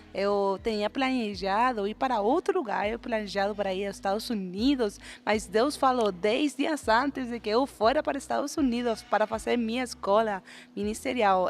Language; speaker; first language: Portuguese; non-native, fluent; Spanish